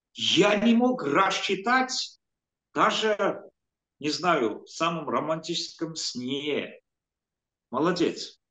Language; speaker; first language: Russian; non-native, local second language; Armenian